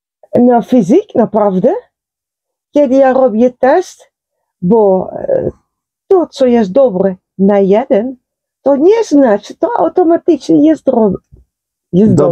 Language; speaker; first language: Polish; non-native, learner; Dutch